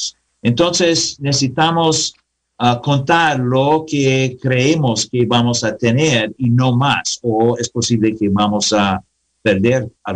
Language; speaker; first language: Spanish; non-native, learner; English